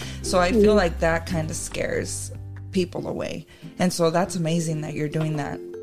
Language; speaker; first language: English; early bilingual, other home language; Spanish